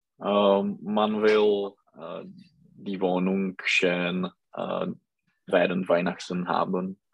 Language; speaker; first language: German; non-native, learner; Czech